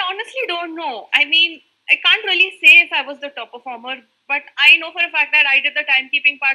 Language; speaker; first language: English; non-native, local second language; Hindi